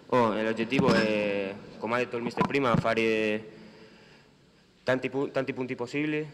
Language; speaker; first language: Italian; non-native, fluent; Spanish